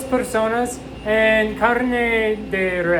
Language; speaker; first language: Spanish; non-native, learner; English